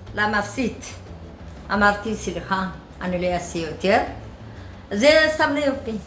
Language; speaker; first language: Hebrew; non-native, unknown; Amharic